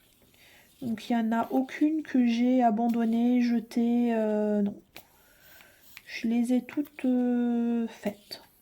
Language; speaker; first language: French; native; French